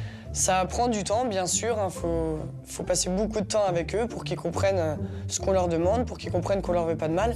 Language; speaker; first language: French; native; French